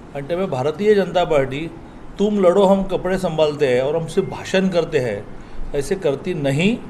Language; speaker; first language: Hindi; non-native, local second language; Marathi